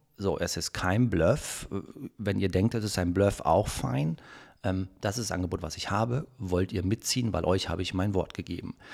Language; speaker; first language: German; native; German